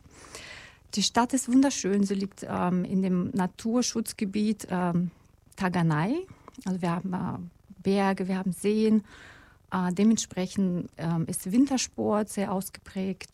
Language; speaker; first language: German; non-native, fluent; Russian